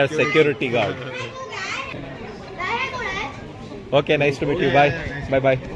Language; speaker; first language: English; non-native, local second language; Kannada